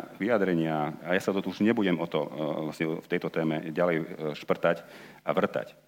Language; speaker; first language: Slovak; non-native, local second language; Hungarian